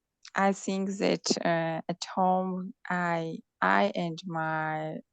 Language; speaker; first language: English; non-native, learner; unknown